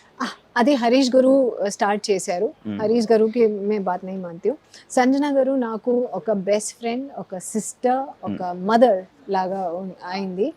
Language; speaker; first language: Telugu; non-native, learner; Hindi